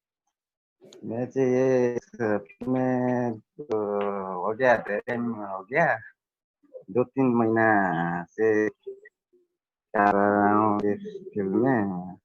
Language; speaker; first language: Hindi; non-native, learner; Nepali